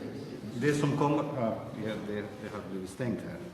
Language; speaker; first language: Swedish; non-native, fluent; Urdu